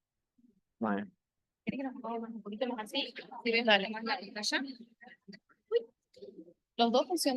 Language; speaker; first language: Spanish; native; Spanish